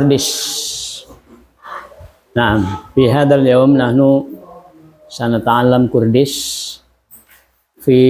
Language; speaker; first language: Arabic; non-native, fluent; Indonesian